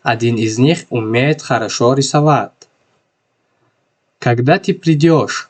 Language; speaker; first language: Russian; non-native, local second language; Tajik